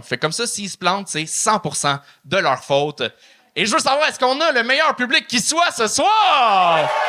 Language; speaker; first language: French; native; French